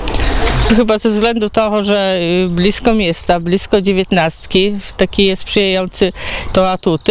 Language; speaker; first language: Polish; non-native, local second language; Ukrainian